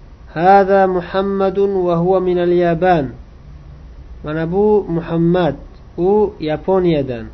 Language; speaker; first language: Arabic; non-native, fluent; Uzbek